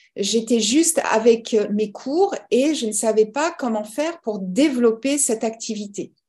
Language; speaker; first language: French; early bilingual, other home language; English